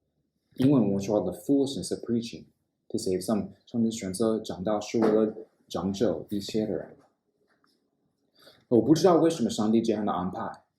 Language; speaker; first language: Chinese; non-native, fluent; English